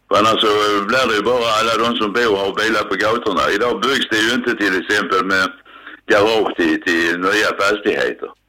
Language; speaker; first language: Swedish; native; Swedish